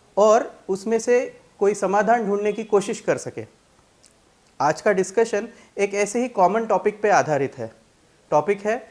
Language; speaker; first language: Hindi; non-native, local second language; Marathi